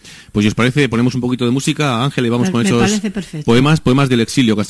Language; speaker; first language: Spanish; native; Spanish